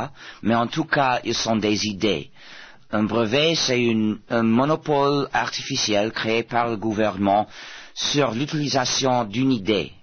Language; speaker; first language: French; non-native, fluent; English